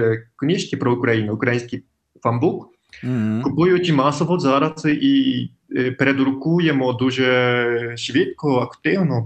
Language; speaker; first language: Ukrainian; non-native, fluent; Japanese